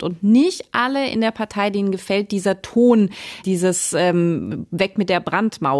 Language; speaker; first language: German; native; German